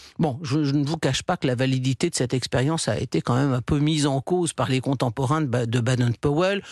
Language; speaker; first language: French; native; French